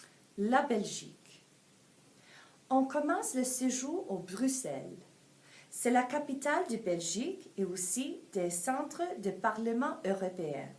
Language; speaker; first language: French; non-native, fluent; English